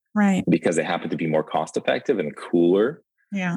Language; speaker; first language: English; early bilingual, other home language; Ukrainian